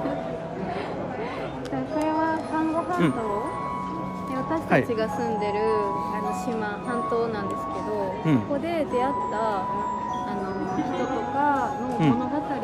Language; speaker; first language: Japanese; native; Japanese